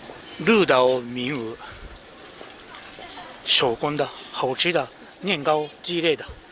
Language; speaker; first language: Chinese; non-native, learner; Japanese